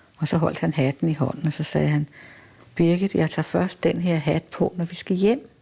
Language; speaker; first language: Danish; native; Danish